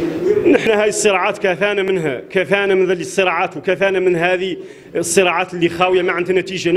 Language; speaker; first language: Arabic; native; Arabic